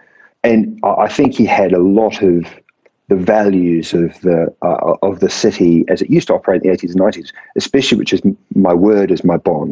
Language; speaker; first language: English; native; English